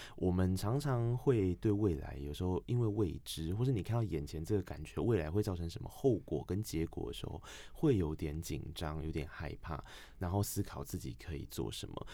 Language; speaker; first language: Chinese; native; Chinese